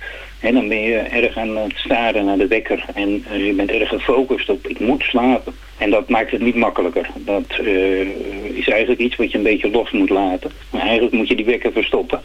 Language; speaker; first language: Dutch; native; Dutch